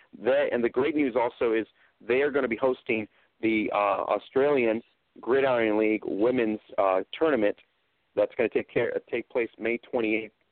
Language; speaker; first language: English; early bilingual, other home language; Spanish